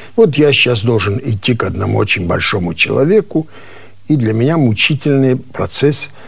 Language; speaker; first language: Russian; non-native, local second language; Armenian